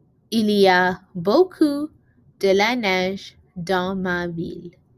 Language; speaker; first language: French; non-native, learner; English